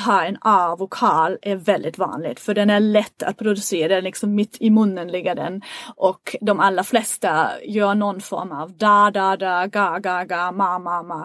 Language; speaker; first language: Swedish; non-native, fluent; German